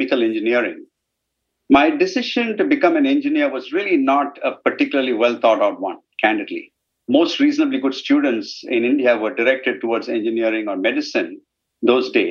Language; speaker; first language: English; non-native, local second language; Tamil